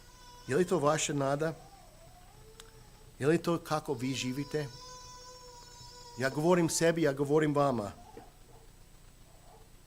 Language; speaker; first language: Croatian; non-native, fluent; English